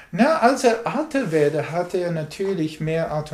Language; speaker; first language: German; non-native, learner; English